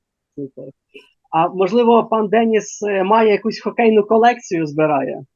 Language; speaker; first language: Ukrainian; native; Ukrainian